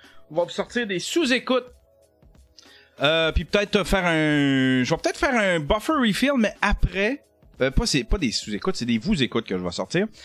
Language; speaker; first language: French; native; French